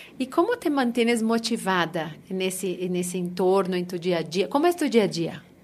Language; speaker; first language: Spanish; non-native, fluent; Portuguese